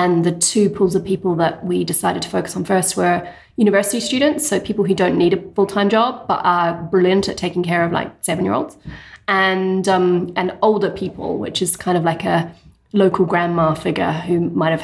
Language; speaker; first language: English; native; English